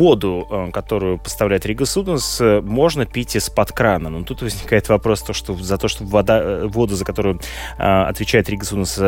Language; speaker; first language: Russian; native; Russian